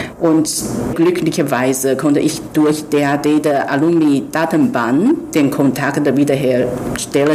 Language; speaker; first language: German; non-native, fluent; Chinese